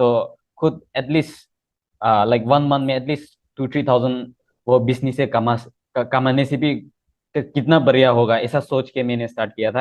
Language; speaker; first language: Hindi; non-native, local second language; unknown